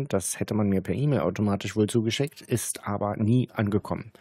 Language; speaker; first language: German; native; German